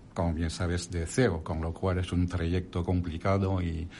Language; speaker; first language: Spanish; non-native, fluent; French